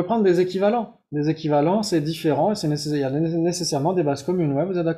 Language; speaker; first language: French; native; French